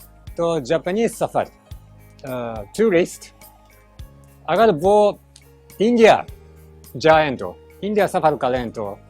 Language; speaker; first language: Hindi; non-native, learner; Japanese